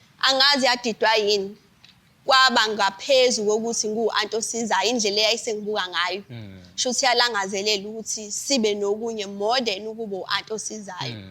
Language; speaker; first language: Zulu; native; Zulu